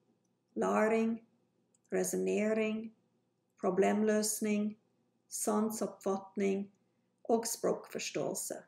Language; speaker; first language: Norwegian; non-native, fluent; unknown